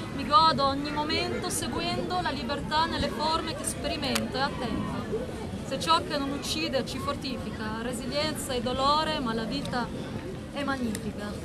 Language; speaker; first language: Italian; early bilingual, other home language; Arabic